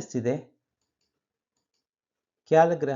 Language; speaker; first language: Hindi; non-native, local second language; Kannada